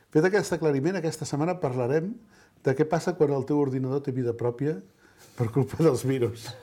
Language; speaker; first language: Catalan; native; Catalan